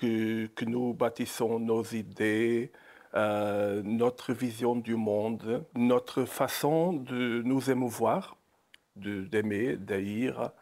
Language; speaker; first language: French; non-native, fluent; Portuguese